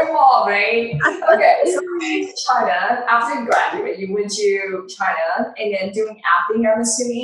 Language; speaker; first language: English; non-native, fluent; Chinese